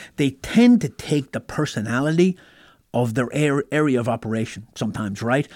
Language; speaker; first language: English; native; English